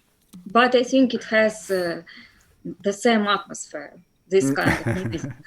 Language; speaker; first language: English; non-native, fluent; Russian